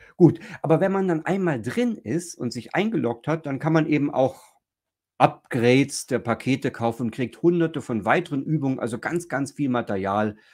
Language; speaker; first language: German; native; German